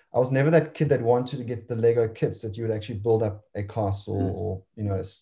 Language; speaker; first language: English; native; English